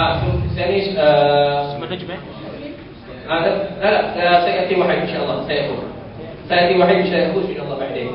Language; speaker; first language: Arabic; non-native, fluent; Malay